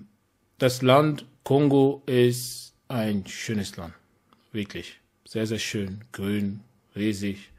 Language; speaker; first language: German; non-native, fluent; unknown